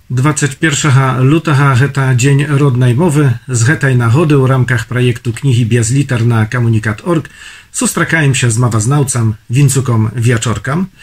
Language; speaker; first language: Belarusian; native; Belarusian